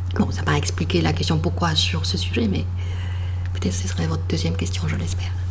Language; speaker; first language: French; non-native, fluent; Polish